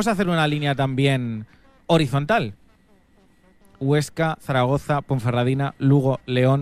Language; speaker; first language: Spanish; native; Spanish